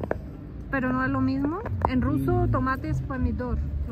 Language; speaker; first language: Spanish; non-native, fluent; Russian